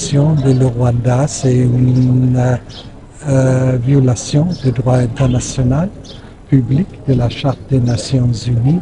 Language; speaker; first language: French; non-native, fluent; German